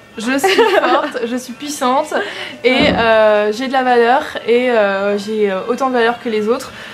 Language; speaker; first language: French; native; French